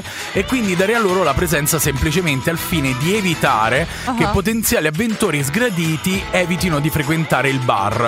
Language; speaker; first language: Italian; native; Italian